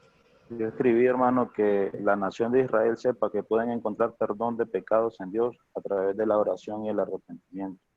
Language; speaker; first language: Spanish; native; Spanish